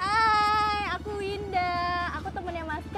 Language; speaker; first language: Indonesian; native; Indonesian